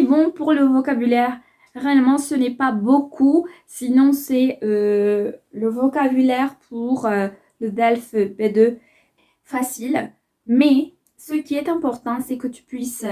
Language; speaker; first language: French; non-native, fluent; Spanish